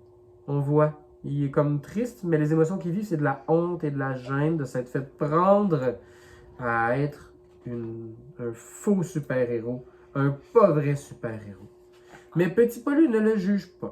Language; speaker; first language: French; native; French